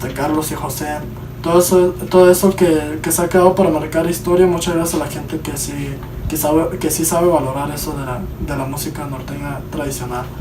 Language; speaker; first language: Spanish; early bilingual, heritage; Spanish